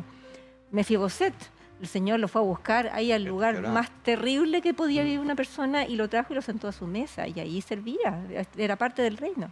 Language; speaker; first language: Spanish; native; Spanish